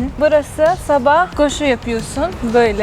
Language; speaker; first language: Turkish; non-native, learner; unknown